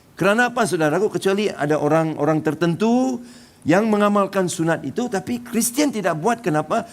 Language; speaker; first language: Malay; non-native, local second language; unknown